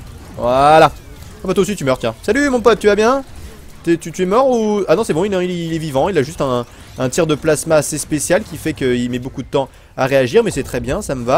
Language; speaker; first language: French; native; French